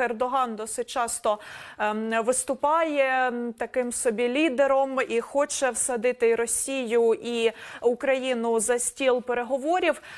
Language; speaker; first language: Ukrainian; native; Ukrainian